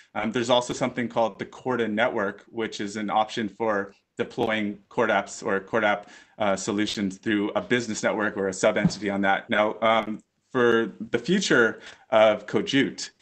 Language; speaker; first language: English; native; English